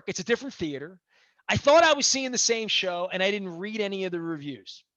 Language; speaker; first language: English; native; English